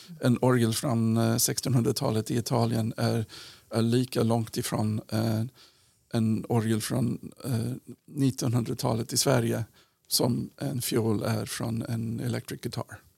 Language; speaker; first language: Swedish; non-native, fluent; English